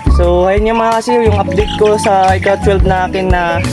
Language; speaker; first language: Filipino; non-native, local second language; Cebuano